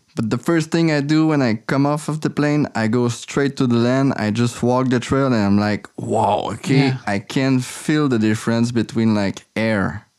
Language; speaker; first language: English; non-native, learner; French